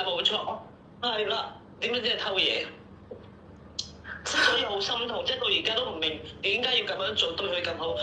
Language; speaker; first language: Cantonese; native; Cantonese